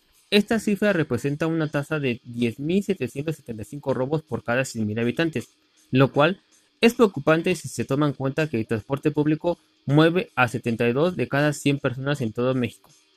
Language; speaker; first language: Spanish; native; Spanish